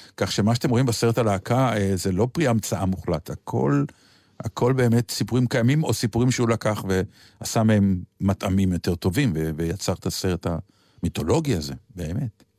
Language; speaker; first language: Hebrew; native; Hebrew